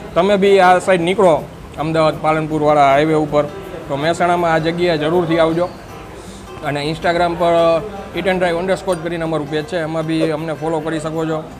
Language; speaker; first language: Gujarati; native; Gujarati